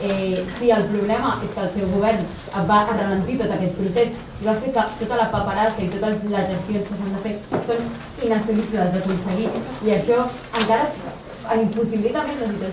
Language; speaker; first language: Catalan; native; Catalan